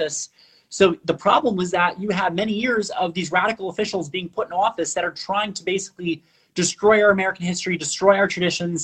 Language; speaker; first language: English; non-native, fluent; Spanish